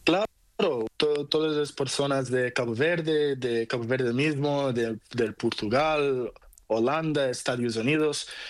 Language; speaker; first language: Spanish; non-native, learner; Portuguese